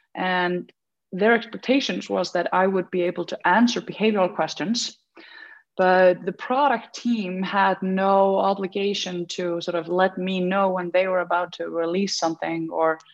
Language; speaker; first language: English; non-native, fluent; Icelandic